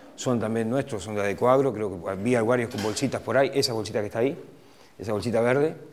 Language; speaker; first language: Spanish; native; Spanish